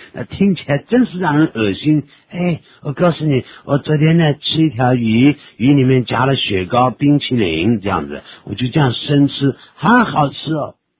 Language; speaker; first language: Chinese; native; Chinese